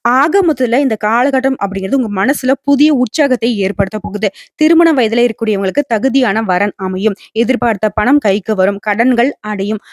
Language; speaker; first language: Tamil; native; Tamil